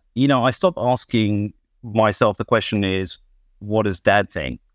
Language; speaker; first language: English; native; English